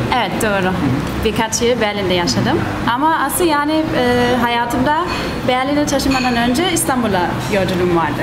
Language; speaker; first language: Turkish; non-native, fluent; German